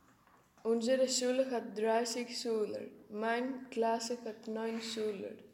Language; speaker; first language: German; non-native, learner; Greek